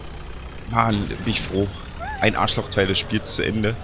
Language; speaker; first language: German; native; German